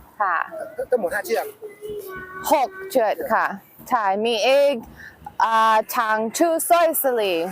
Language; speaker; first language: Thai; non-native, learner; English